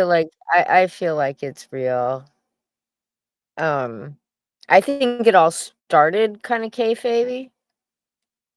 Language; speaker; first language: English; native; English